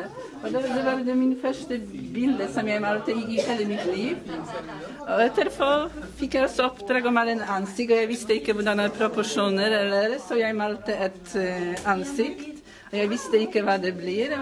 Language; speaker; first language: Norwegian; non-native, learner; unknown